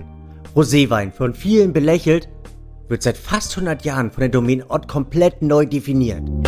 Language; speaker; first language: German; native; German